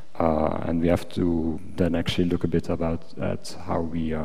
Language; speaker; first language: English; non-native, fluent; Dutch